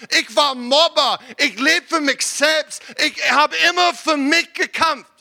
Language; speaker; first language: German; non-native, learner; English